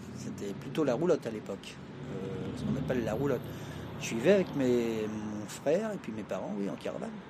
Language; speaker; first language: French; native; French